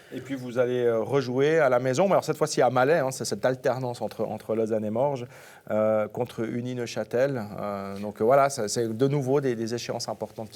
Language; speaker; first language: French; native; French